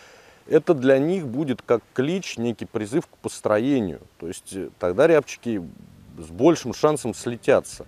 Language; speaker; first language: Russian; native; Russian